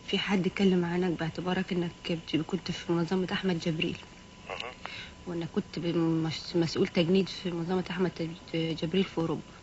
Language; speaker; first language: Arabic; native; Arabic